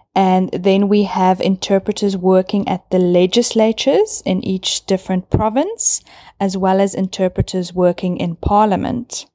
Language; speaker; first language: English; non-native, local second language; Afrikaans